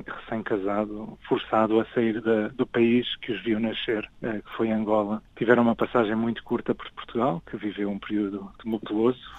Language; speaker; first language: Portuguese; early bilingual, other home language; English